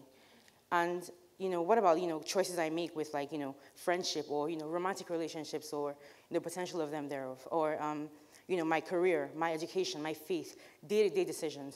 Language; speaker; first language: English; non-native, local second language; Igbo